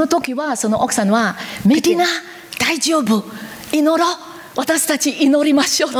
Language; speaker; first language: Japanese; non-native, learner; Korean